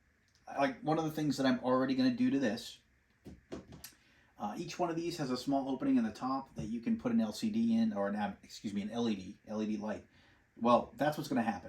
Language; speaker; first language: English; native; English